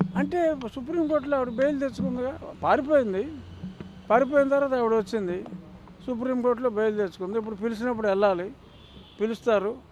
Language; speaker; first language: Telugu; native; Telugu